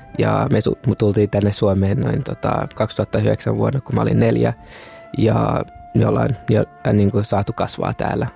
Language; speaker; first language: Finnish; early bilingual, other home language; Kinyarwanda